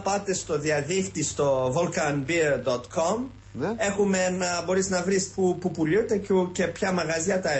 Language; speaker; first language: Greek; early bilingual, heritage; Greek